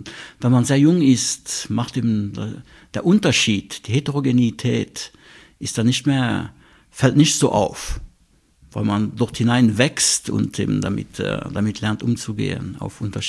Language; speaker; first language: German; non-native, local second language; Luxembourgish